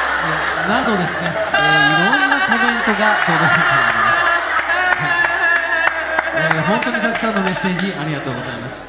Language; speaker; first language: Japanese; native; Japanese